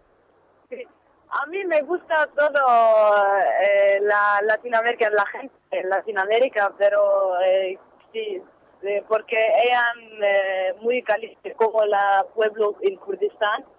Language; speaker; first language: Spanish; non-native, learner; Kurdish